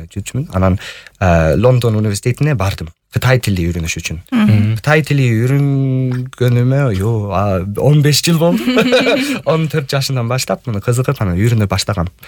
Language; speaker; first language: Kyrgyz; non-native, fluent; English